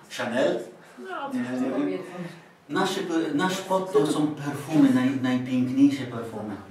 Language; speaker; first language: Polish; non-native, fluent; Arabic